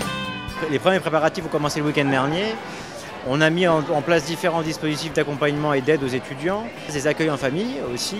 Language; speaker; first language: French; native; French